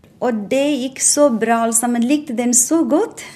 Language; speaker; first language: Norwegian; non-native, fluent; Bangla